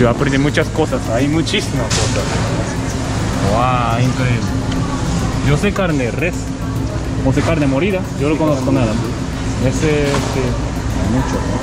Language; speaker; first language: Spanish; non-native, learner; Japanese